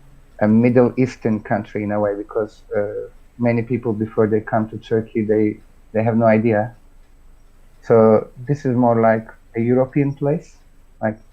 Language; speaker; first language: English; non-native, fluent; Turkish